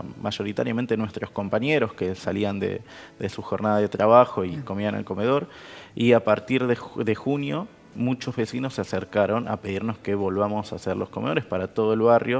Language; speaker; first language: Spanish; native; Spanish